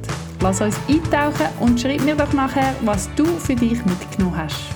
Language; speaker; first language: German; native; German